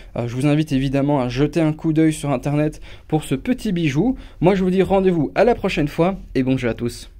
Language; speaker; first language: French; non-native, fluent; English